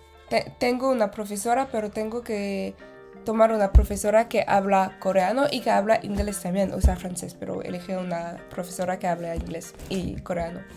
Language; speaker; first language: Spanish; non-native, learner; French